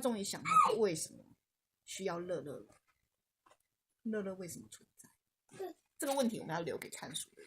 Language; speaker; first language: Chinese; native; Chinese